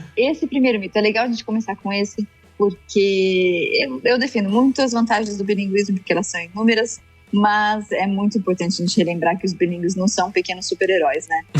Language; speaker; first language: Portuguese; native; Portuguese